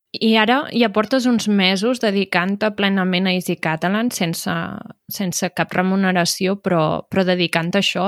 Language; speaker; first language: Catalan; native; Catalan